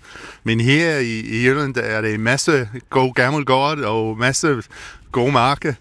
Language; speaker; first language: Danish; non-native, learner; English